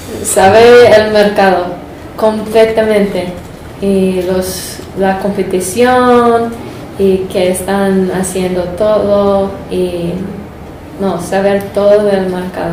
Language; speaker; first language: Spanish; non-native, fluent; English